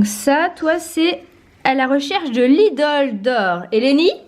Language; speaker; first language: French; native; French